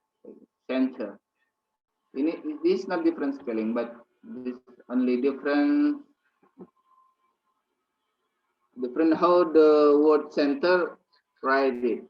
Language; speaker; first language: English; non-native, learner; Indonesian